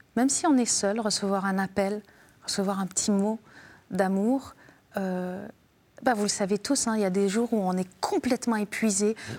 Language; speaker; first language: French; native; French